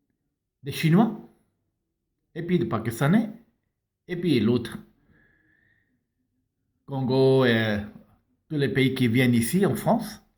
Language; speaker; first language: French; non-native, learner; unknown